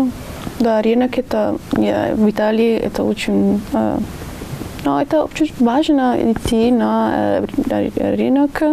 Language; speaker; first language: Russian; non-native, learner; Italian